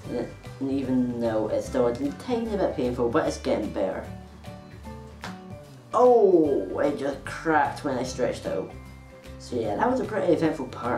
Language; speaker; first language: English; native; English